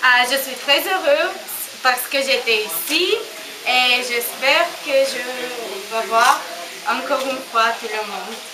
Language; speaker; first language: French; non-native, fluent; Macedonian